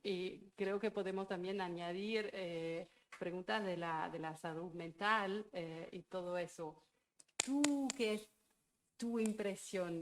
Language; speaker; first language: Spanish; non-native, fluent; German